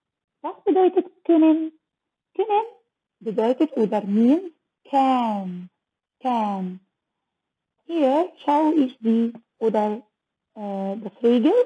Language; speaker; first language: German; non-native, learner; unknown